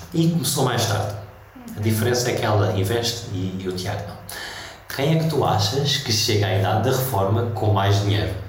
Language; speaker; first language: Portuguese; early bilingual, heritage; Portuguese